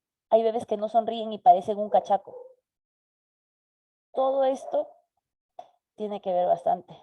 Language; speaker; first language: Spanish; native; Spanish